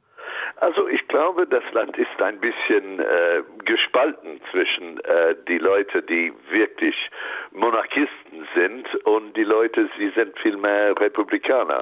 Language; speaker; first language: German; non-native, fluent; English